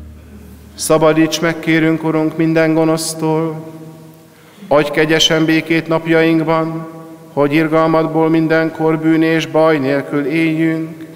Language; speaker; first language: Hungarian; native; Hungarian